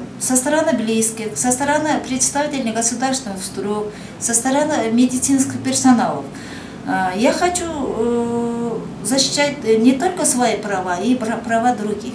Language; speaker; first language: Russian; non-native, local second language; Kyrgyz